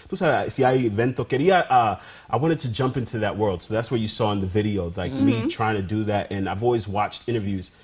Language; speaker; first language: English; early bilingual, other home language; Spanish